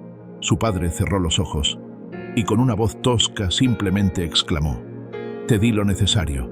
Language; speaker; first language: Spanish; native; Spanish